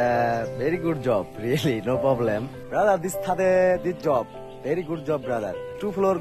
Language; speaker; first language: English; non-native, learner; Bangla